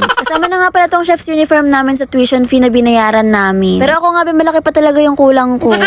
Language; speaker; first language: Filipino; non-native, local second language; Cebuano